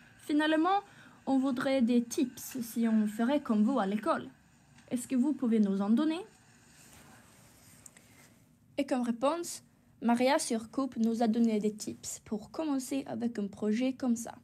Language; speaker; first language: French; non-native, learner; Swedish